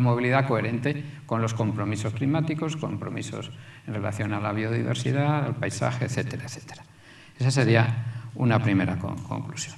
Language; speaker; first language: Spanish; native; Spanish